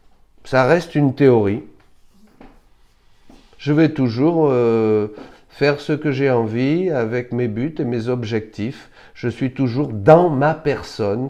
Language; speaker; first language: French; native; French